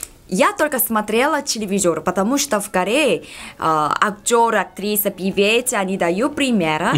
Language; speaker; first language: Russian; non-native, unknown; Korean